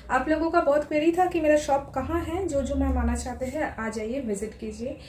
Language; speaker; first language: Hindi; non-native, local second language; Bangla